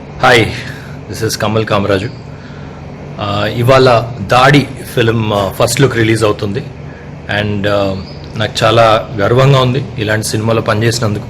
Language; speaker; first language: Telugu; native; Telugu